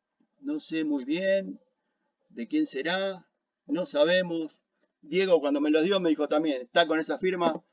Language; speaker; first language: Spanish; native; Spanish